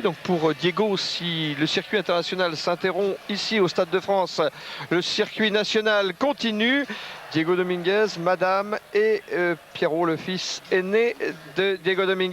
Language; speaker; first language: French; native; French